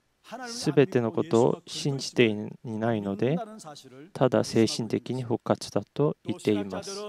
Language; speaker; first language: Japanese; non-native, fluent; Korean